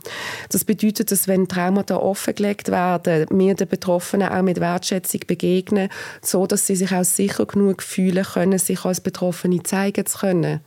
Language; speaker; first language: German; native; German